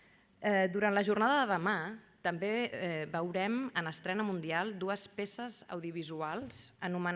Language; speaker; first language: Catalan; native; Catalan